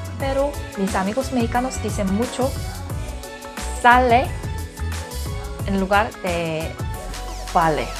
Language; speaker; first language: Spanish; non-native, learner; Korean